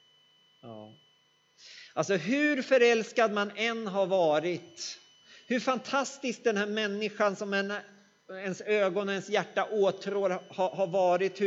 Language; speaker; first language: Swedish; native; Swedish